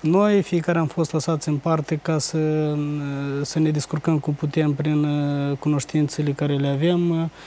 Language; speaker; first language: Romanian; native; Romanian